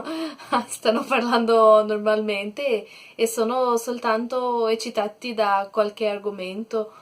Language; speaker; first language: Italian; non-native, learner; Portuguese